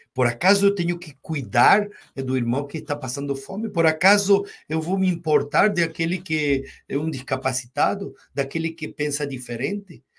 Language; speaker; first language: Portuguese; non-native, fluent; Spanish